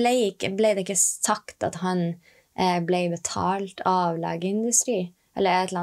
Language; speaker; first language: Norwegian; native; Norwegian